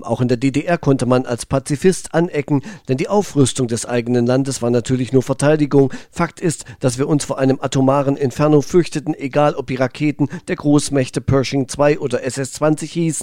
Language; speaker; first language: German; native; German